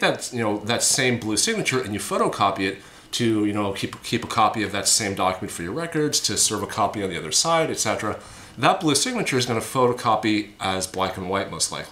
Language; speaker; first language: English; native; English